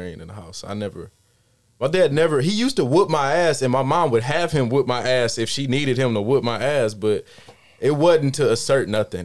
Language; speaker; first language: English; native; English